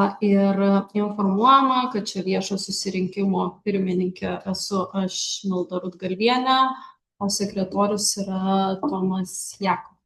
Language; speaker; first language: Lithuanian; native; Lithuanian